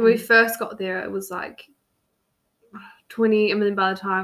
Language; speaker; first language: English; native; English